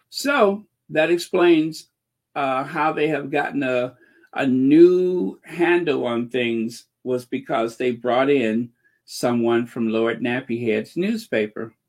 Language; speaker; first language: English; native; English